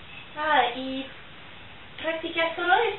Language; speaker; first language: Spanish; non-native, learner; French